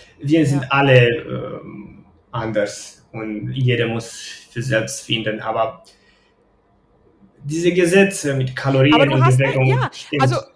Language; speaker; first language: German; non-native, fluent; Romanian